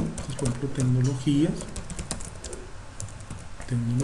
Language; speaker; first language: Spanish; native; Spanish